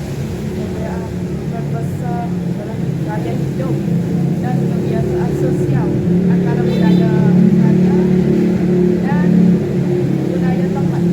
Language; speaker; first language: Indonesian; non-native, local second language; Malay